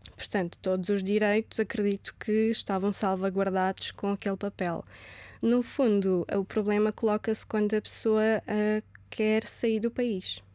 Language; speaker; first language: Portuguese; early bilingual, other home language; Romanian